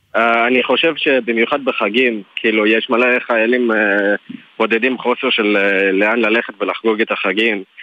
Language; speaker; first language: Hebrew; non-native, fluent; English